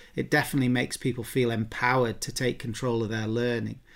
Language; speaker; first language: English; native; English